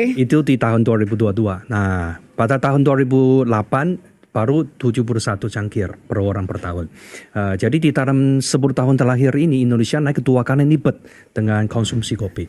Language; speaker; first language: Indonesian; non-native, fluent; Chinese